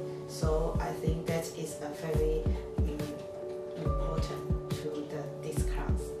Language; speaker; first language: English; non-native, learner; Chinese